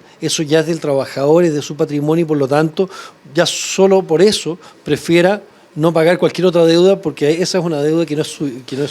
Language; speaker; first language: Spanish; native; Spanish